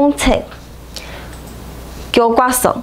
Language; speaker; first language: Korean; non-native, fluent; Chinese